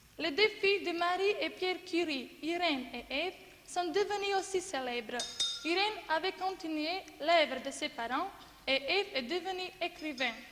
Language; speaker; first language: French; non-native, learner; Macedonian